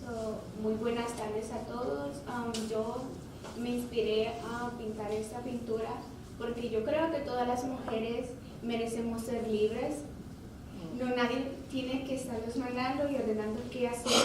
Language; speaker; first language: Spanish; early bilingual, heritage; Spanish